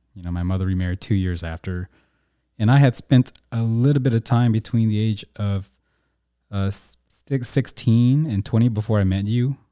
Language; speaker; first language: English; native; English